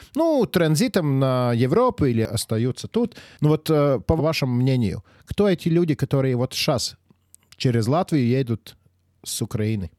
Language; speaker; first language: Russian; non-native, local second language; Latvian